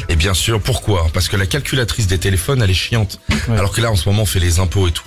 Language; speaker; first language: French; native; French